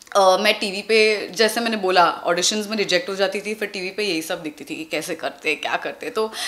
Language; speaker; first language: Hindi; non-native, local second language; Tulu